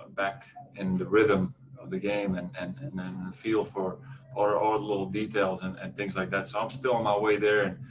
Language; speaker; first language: English; non-native, fluent; Latvian